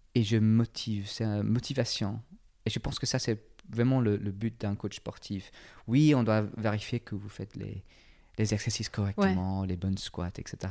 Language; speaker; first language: French; non-native, fluent; English